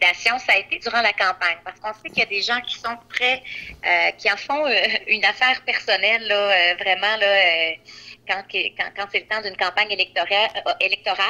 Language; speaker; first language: French; native; French